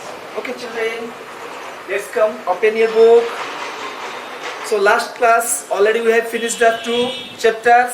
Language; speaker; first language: English; non-native, local second language; Odia